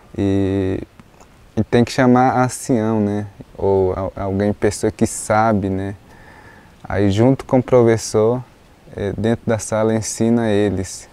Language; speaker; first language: Portuguese; non-native, local second language; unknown